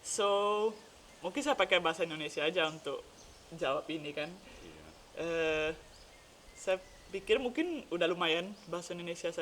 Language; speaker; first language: Indonesian; non-native, fluent; Dutch